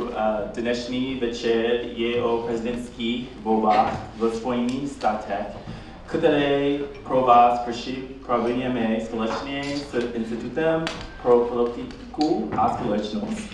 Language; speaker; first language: Czech; non-native, learner; English